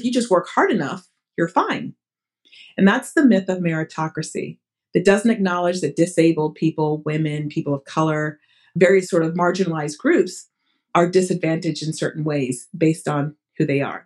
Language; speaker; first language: English; early bilingual, other home language; Portuguese